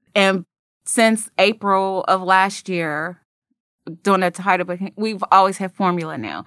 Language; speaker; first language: English; native; English